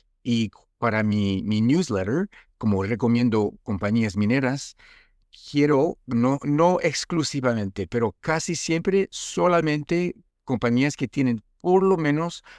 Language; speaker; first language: Spanish; non-native, fluent; French